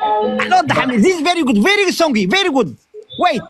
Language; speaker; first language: English; non-native, learner; Tigrinya